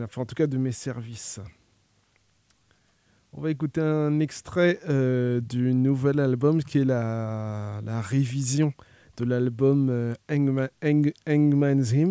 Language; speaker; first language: French; native; French